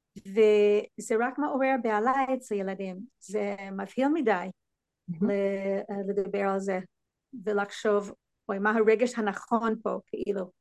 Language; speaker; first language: Hebrew; non-native, fluent; English